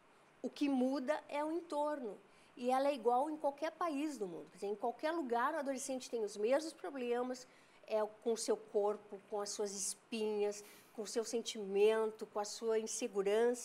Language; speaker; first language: Portuguese; native; Portuguese